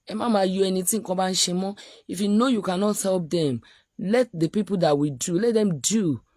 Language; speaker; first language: English; non-native, local second language; Yoruba